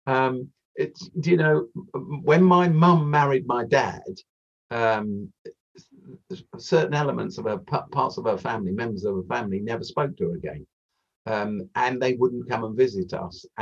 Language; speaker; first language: English; native; English